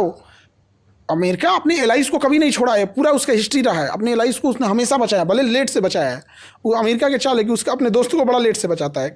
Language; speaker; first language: Hindi; native; Hindi